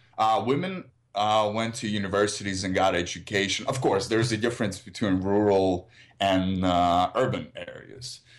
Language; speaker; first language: English; early bilingual, other home language; Russian